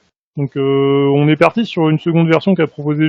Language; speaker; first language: French; native; French